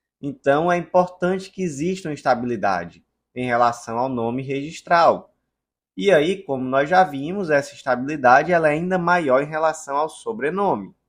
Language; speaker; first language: Portuguese; native; Portuguese